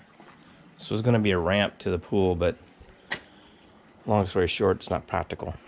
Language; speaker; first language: English; native; English